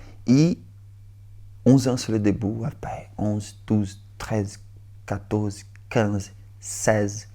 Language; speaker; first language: French; non-native, learner; Portuguese